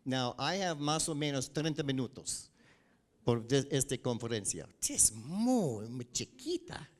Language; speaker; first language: Spanish; non-native, learner; English